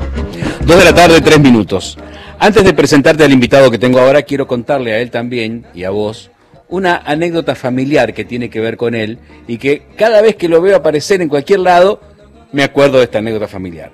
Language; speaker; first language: Spanish; native; Spanish